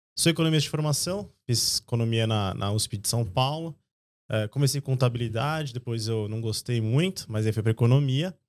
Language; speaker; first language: Portuguese; native; Portuguese